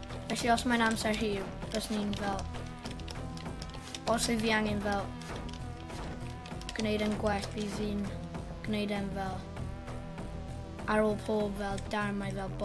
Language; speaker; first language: Welsh; non-native, local second language; English